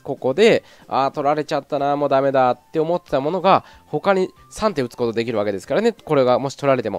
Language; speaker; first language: Japanese; native; Japanese